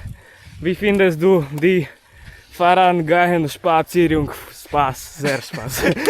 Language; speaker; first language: German; non-native, learner; Slovak